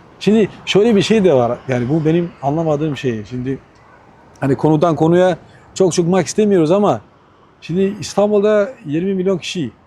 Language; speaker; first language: Turkish; non-native, fluent; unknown